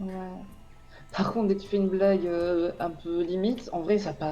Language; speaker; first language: French; native; French